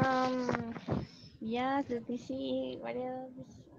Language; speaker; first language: English; non-native, learner; Spanish